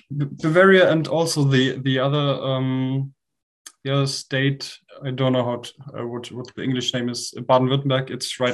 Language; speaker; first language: English; non-native, fluent; German